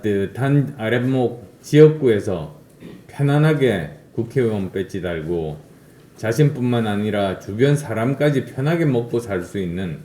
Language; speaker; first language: Korean; native; Korean